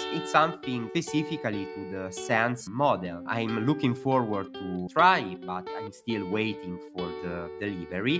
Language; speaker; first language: English; non-native, fluent; Italian